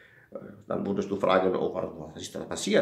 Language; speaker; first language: German; non-native, fluent; Italian